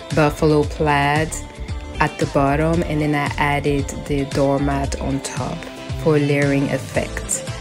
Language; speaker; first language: English; non-native, fluent; French